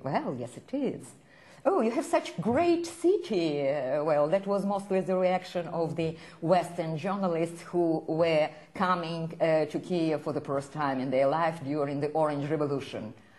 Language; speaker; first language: English; non-native, fluent; Ukrainian